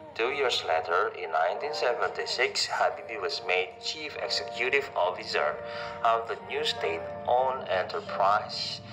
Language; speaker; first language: English; non-native, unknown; Indonesian